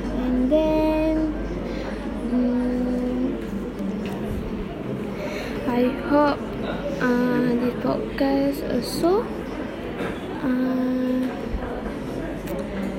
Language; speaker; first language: English; non-native, local second language; Malay